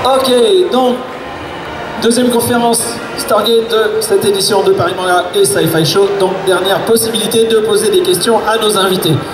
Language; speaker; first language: French; native; French